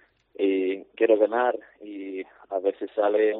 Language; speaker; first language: Spanish; non-native, fluent; English